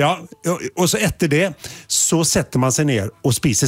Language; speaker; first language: Swedish; native; Swedish